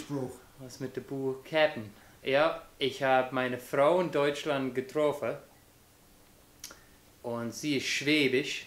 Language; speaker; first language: German; non-native, fluent; English